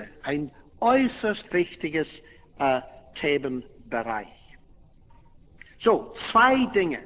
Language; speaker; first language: German; non-native, fluent; English